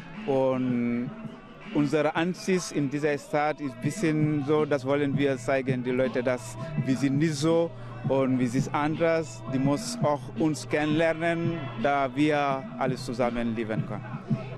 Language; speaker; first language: German; non-native, local second language; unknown